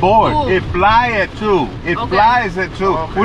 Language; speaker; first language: English; native; English